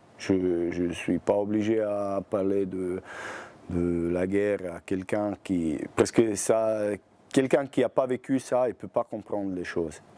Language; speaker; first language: French; non-native, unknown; Bosnian